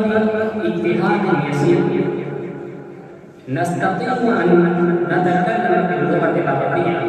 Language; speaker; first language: Arabic; non-native, fluent; Urdu